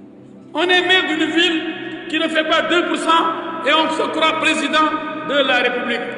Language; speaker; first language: French; non-native, local second language; Wolof